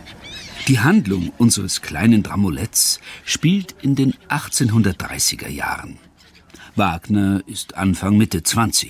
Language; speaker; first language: German; native; German